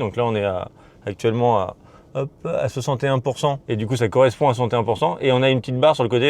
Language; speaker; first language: French; native; French